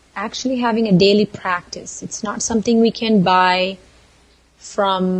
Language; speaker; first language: English; non-native, local second language; Kannada